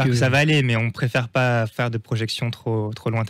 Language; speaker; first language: French; native; French